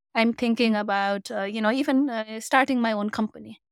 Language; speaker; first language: English; non-native, local second language; Nepali